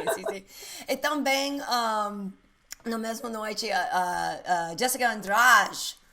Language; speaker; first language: Portuguese; non-native, learner; English